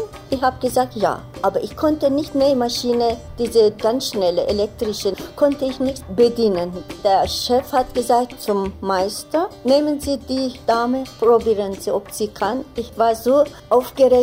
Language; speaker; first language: German; non-native, learner; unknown